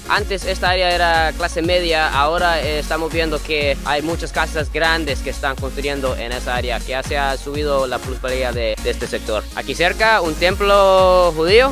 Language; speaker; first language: Spanish; non-native, fluent; Japanese